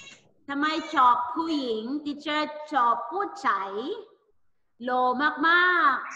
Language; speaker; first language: Thai; non-native, learner; Filipino